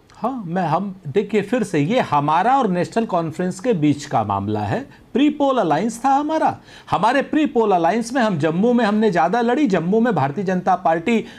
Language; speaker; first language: Hindi; native; Hindi